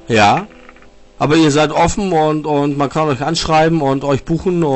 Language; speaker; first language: German; native; German